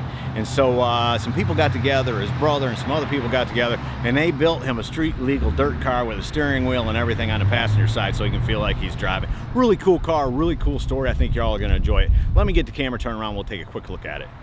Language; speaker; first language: English; native; English